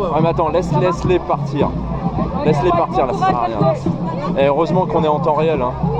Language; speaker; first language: French; native; French